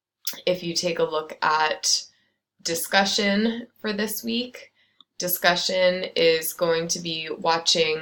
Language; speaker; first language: English; native; English